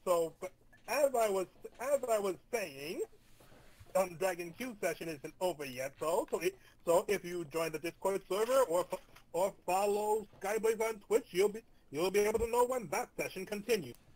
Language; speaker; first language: English; native; English